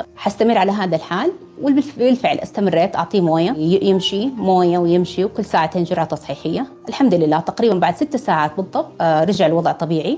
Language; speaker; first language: Arabic; native; Arabic